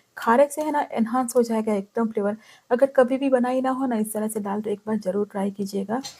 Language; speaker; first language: Hindi; non-native, local second language; Gujarati